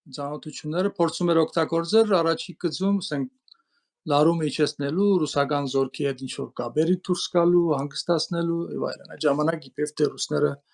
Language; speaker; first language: Armenian; early bilingual, heritage; Armenian